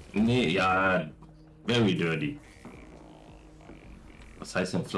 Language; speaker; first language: German; native; German